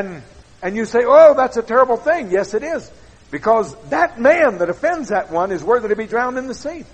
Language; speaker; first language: English; native; English